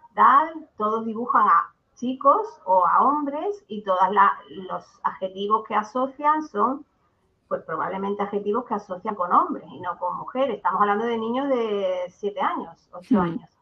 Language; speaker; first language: Spanish; native; Spanish